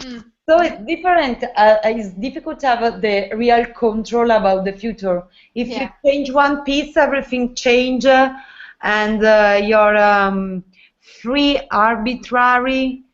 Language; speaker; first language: English; non-native, learner; Italian